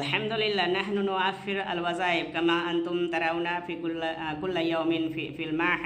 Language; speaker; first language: Arabic; non-native, fluent; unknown